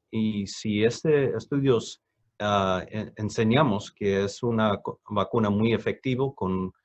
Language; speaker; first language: Spanish; non-native, fluent; English